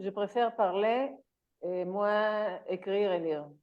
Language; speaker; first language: French; non-native, learner; Hebrew